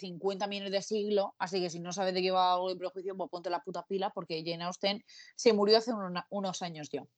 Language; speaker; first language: Spanish; native; Spanish